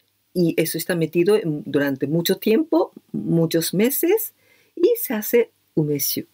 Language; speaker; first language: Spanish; non-native, fluent; Japanese